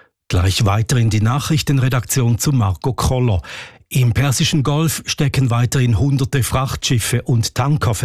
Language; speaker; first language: German; native; German